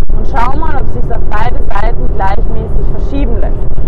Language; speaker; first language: German; native; German